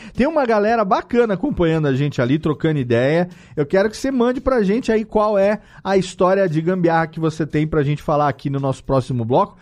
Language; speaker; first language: Portuguese; native; Portuguese